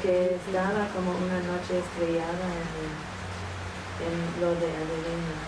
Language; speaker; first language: Spanish; non-native, fluent; English